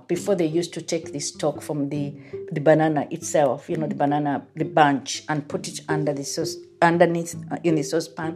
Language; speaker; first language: English; non-native, local second language; Ganda